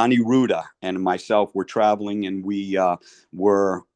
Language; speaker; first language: English; native; English